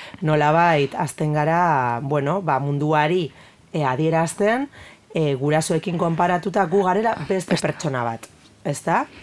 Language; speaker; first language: Basque; native; Basque